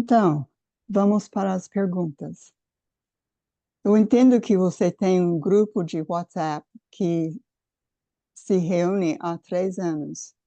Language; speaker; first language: Portuguese; non-native, fluent; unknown